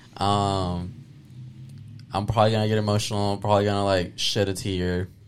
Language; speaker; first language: English; early bilingual, other home language; Spanish